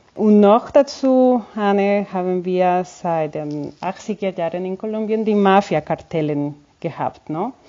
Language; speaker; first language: German; non-native, fluent; Spanish